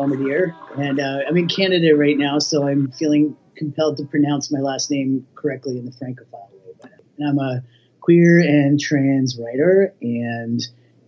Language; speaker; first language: English; native; English